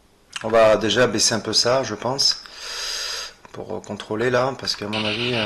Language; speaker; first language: French; native; French